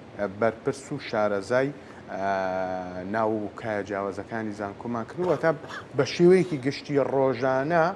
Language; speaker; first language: Central Kurdish; native; Central Kurdish